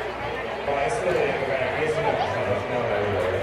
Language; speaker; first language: Spanish; native; Spanish